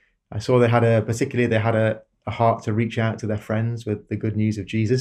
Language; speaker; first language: English; native; English